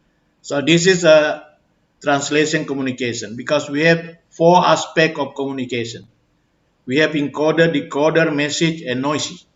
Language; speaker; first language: English; non-native, fluent; Indonesian